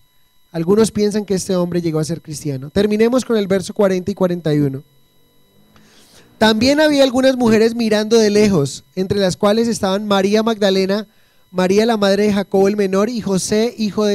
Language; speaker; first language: Spanish; native; Spanish